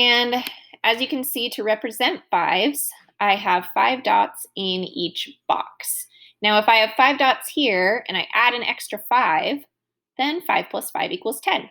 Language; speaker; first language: English; native; English